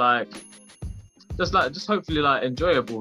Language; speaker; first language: English; native; English